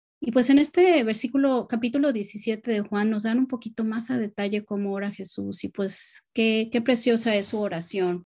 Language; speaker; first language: Spanish; native; Spanish